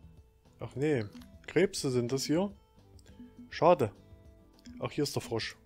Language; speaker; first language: German; native; German